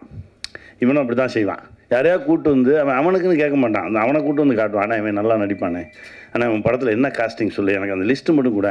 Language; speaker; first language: Tamil; native; Tamil